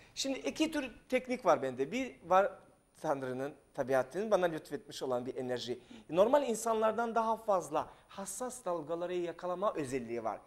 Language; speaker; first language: Turkish; non-native, fluent; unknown